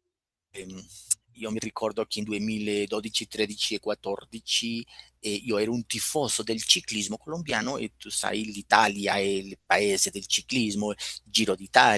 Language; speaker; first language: Italian; non-native, fluent; Spanish